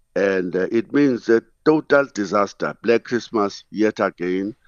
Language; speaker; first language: English; non-native, local second language; Xhosa